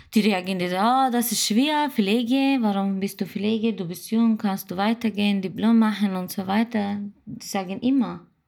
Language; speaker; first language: German; non-native, learner; Turkish